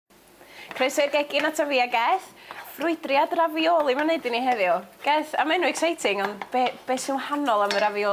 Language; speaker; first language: Welsh; native; Welsh